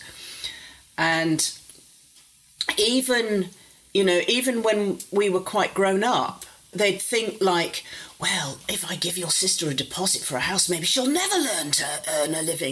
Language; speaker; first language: English; native; English